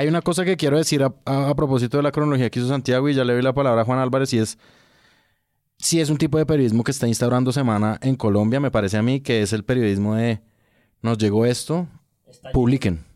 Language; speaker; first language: Spanish; native; Spanish